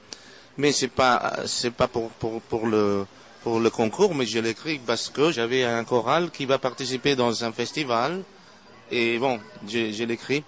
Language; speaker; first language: French; non-native, fluent; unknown